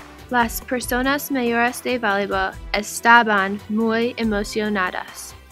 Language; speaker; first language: Spanish; non-native, learner; English